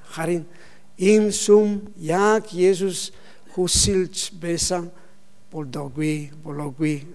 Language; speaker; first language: Mongolian; non-native, learner; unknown